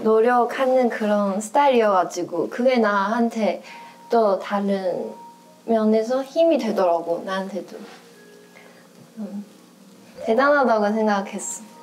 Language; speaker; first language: Korean; non-native, fluent; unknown